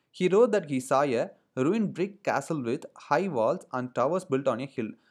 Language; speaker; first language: English; non-native, local second language; Tamil